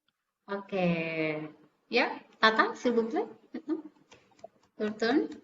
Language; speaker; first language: French; non-native, fluent; Indonesian